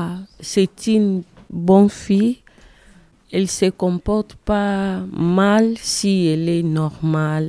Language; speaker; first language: French; non-native, learner; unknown